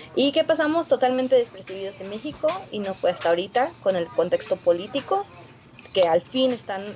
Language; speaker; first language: Spanish; early bilingual, heritage; Spanish